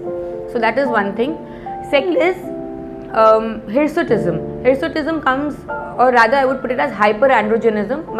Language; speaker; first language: English; non-native, local second language; Hindi